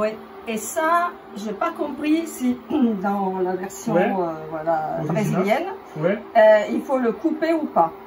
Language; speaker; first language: French; non-native, fluent; Italian